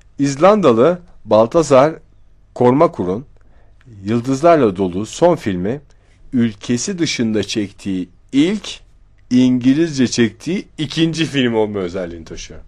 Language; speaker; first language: Turkish; native; Turkish